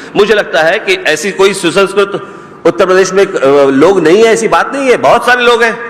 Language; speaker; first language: Hindi; non-native, local second language; Marathi